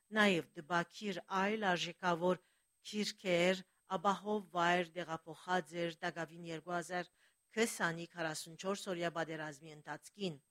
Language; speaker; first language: Armenian; early bilingual, heritage; Armenian